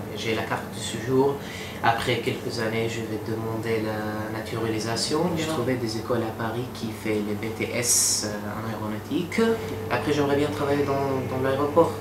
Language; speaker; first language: French; non-native, fluent; Arabic